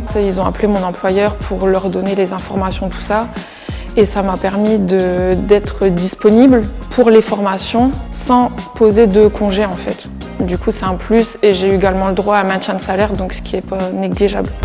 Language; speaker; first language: French; native; French